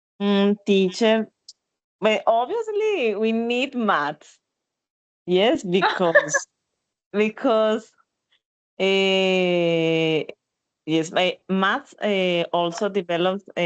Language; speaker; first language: English; non-native, learner; Spanish